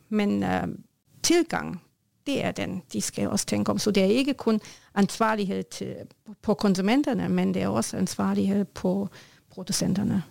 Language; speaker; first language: Norwegian; non-native, learner; German